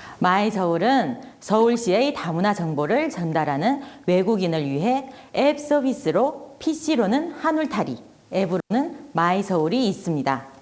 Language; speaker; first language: Korean; non-native, fluent; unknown